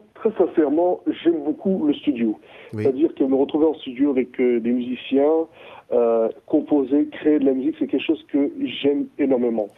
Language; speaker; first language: French; non-native, local second language; Sango